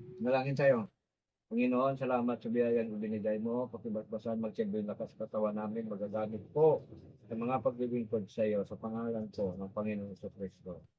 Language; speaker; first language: Filipino; non-native, local second language; Cebuano